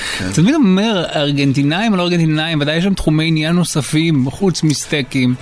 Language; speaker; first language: Hebrew; native; Hebrew